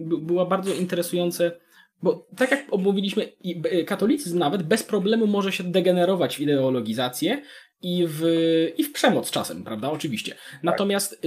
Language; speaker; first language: Polish; native; Polish